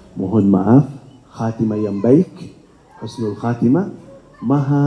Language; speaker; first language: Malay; non-native, fluent; Arabic